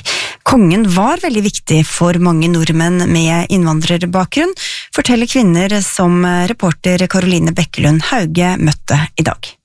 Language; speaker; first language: Norwegian; native; Norwegian